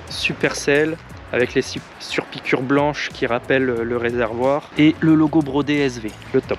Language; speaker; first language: French; native; French